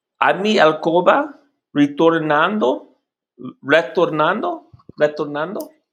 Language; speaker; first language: Spanish; non-native, learner; English